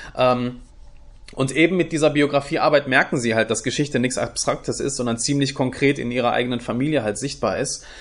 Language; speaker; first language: German; early bilingual, other home language; Turkish